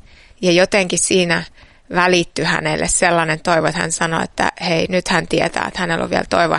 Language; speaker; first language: Finnish; native; Finnish